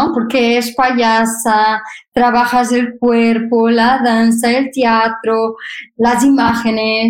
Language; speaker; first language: Spanish; non-native, fluent; Portuguese